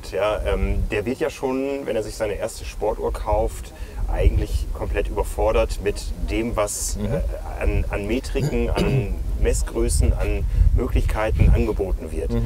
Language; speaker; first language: German; native; German